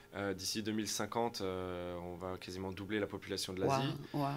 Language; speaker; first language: French; native; French